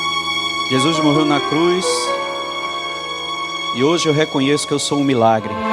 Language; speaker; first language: Portuguese; native; Portuguese